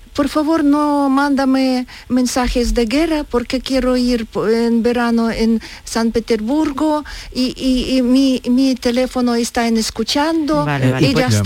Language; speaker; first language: Spanish; non-native, learner; Ukrainian